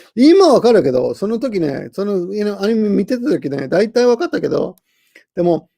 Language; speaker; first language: Japanese; non-native, fluent; English